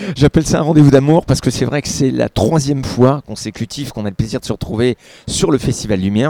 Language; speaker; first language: French; native; French